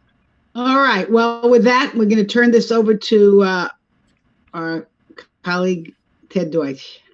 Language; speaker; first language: English; native; English